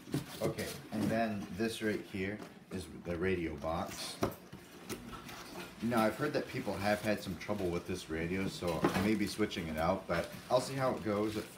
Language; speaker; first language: English; native; English